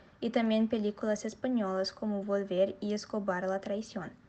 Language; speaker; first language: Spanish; non-native, learner; Portuguese